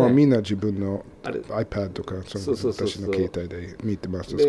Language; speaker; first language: Japanese; non-native, learner; English